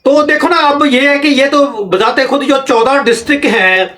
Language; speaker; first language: Urdu; non-native, local second language; Punjabi